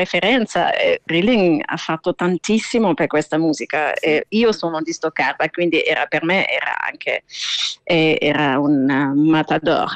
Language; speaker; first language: Italian; non-native, fluent; German